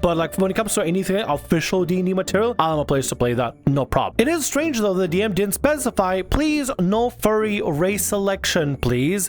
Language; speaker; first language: English; native; English